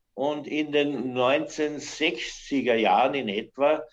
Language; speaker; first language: German; native; German